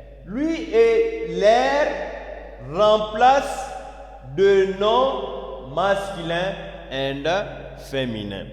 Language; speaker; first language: French; non-native, learner; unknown